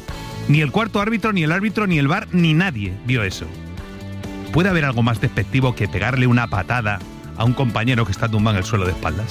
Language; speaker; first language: Spanish; native; Spanish